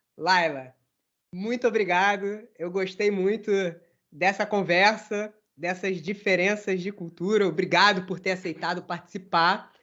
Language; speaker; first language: Portuguese; native; Portuguese